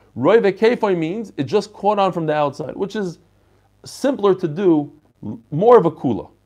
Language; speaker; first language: English; non-native, fluent; Hebrew